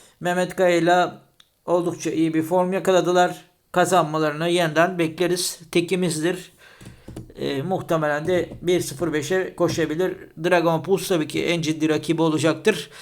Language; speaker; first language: Turkish; native; Turkish